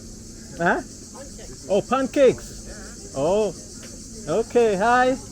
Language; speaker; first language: English; non-native, learner; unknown